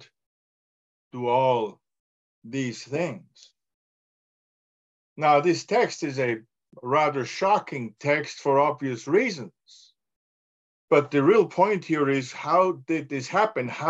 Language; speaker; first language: English; non-native, fluent; German